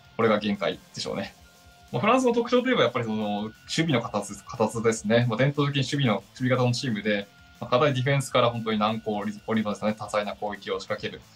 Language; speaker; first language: Japanese; native; Japanese